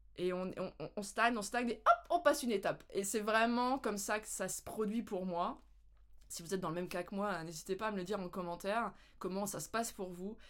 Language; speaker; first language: French; native; French